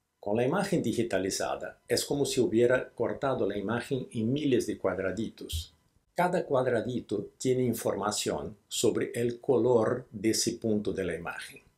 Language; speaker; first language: Spanish; non-native, fluent; Portuguese